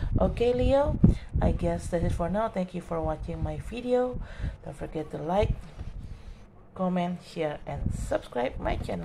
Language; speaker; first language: English; non-native, learner; Indonesian